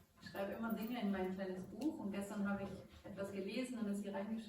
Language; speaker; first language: German; native; German